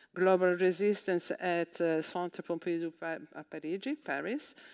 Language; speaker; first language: English; non-native, fluent; Italian